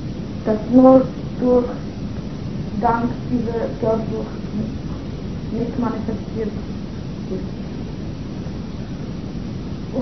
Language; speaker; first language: German; non-native, fluent; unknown